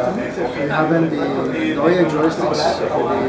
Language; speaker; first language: German; non-native, learner; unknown